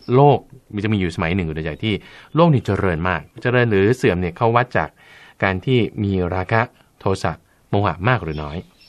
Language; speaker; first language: Thai; native; Thai